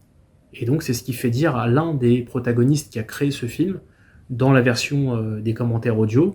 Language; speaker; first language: French; native; French